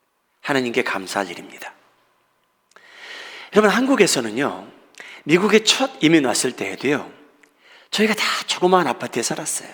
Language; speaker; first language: Korean; native; Korean